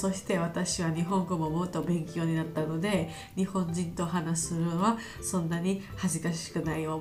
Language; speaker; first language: Japanese; non-native, learner; Georgian